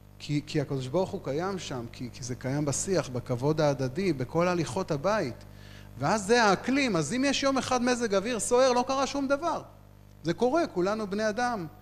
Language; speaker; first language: Hebrew; native; Hebrew